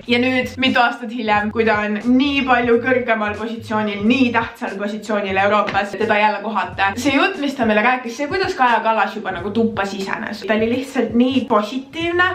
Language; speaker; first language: Estonian; native; Estonian